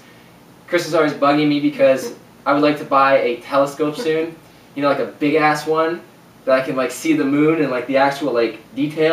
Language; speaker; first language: English; native; English